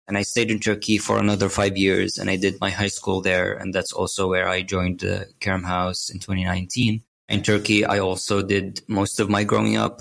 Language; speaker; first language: English; non-native, fluent; Arabic